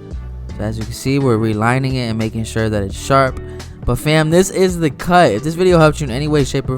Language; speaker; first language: English; native; English